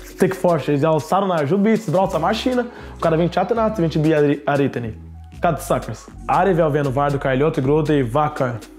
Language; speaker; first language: Latvian; non-native, learner; Portuguese